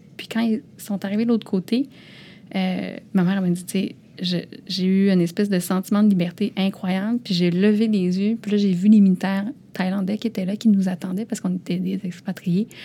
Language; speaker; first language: French; early bilingual, other home language; Lao